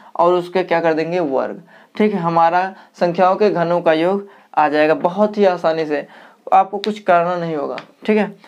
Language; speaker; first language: Hindi; native; Hindi